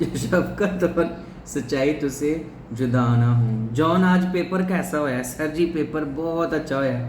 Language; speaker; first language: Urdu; non-native, local second language; Punjabi